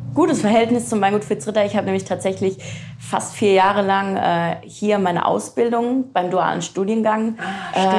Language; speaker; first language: German; native; German